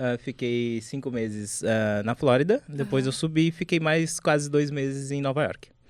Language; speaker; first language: Portuguese; native; Portuguese